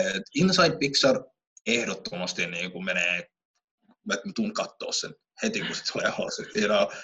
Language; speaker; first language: Finnish; early bilingual, other home language; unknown